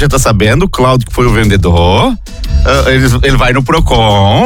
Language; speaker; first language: Portuguese; native; Portuguese